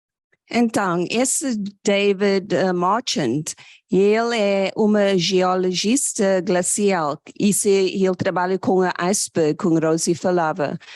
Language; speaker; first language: Portuguese; non-native, fluent; English